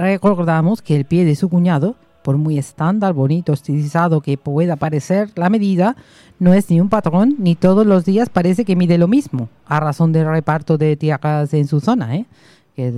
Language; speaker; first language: Spanish; native; Spanish